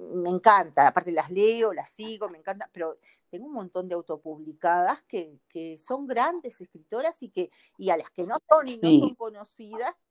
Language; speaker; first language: Spanish; native; Spanish